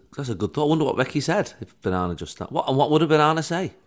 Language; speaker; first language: English; native; English